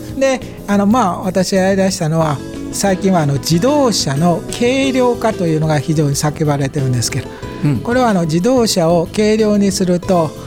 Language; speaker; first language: Japanese; native; Japanese